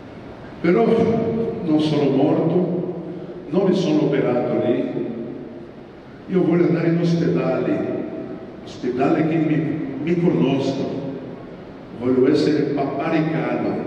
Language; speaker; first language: Italian; non-native, fluent; Portuguese